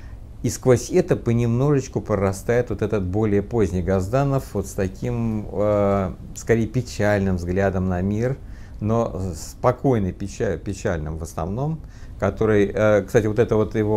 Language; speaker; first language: Russian; native; Russian